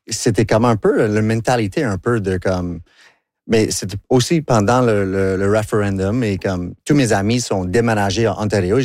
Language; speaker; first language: French; non-native, local second language; English